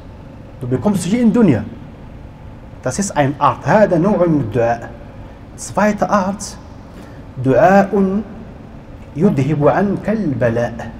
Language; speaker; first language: German; non-native, learner; Arabic